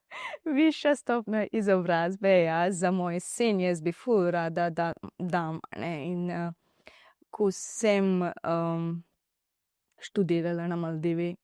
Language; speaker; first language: Slovenian; non-native, learner; Divehi